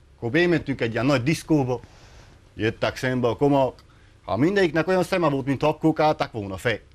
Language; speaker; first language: Hungarian; native; Hungarian